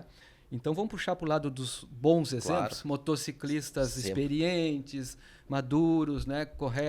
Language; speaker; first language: Portuguese; native; Portuguese